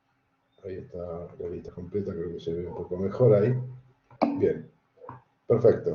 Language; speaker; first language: Spanish; native; Spanish